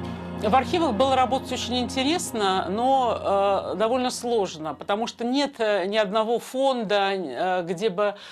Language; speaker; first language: Russian; native; Russian